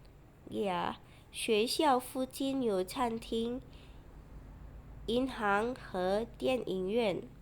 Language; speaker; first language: Chinese; non-native, fluent; Indonesian